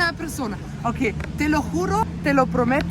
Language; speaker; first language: Spanish; non-native, fluent; German